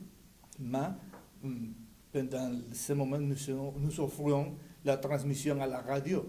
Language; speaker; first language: French; non-native, learner; Spanish